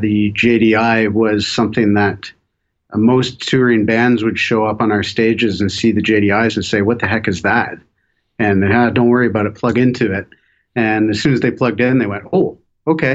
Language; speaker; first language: English; native; English